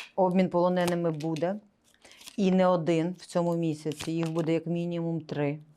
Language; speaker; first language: Ukrainian; non-native, local second language; Russian